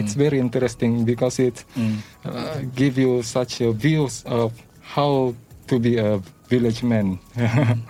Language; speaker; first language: English; non-native, learner; Malay